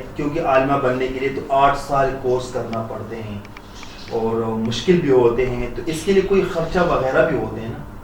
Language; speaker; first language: Urdu; non-native, local second language; Punjabi